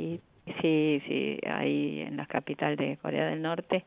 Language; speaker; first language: Spanish; non-native, fluent; Korean